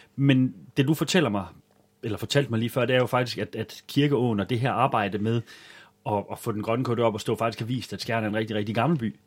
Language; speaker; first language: Danish; native; Danish